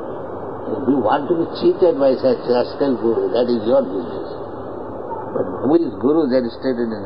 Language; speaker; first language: English; non-native, local second language; Bangla